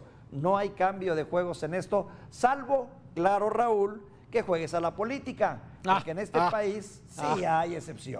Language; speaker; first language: Spanish; native; Spanish